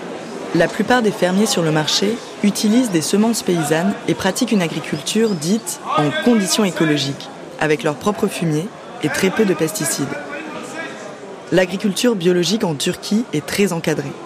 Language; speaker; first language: French; native; French